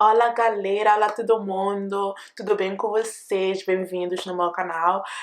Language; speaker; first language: Portuguese; non-native, learner; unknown